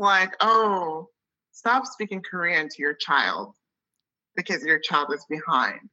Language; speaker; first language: English; early bilingual, other home language; Akan